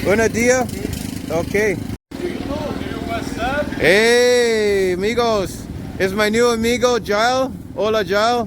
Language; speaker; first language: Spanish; non-native, learner; English